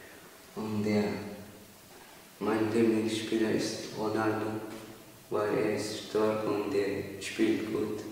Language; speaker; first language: German; non-native, learner; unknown